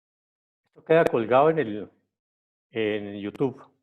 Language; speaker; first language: Spanish; native; Spanish